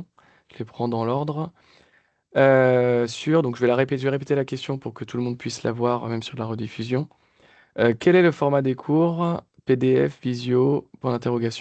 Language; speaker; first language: French; native; French